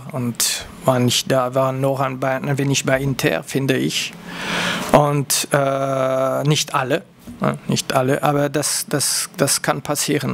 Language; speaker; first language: German; non-native, local second language; French